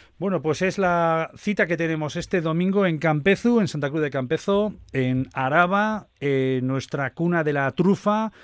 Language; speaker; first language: Spanish; native; Spanish